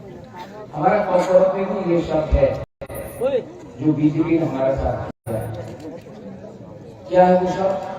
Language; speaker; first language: Hindi; non-native, local second language; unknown